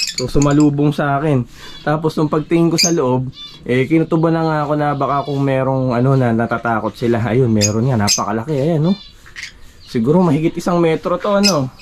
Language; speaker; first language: Filipino; non-native, local second language; Pampanga